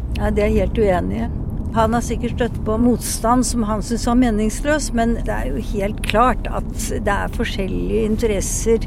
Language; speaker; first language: Norwegian; native; Norwegian